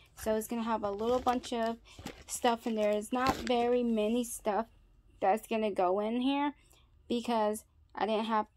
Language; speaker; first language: English; native; English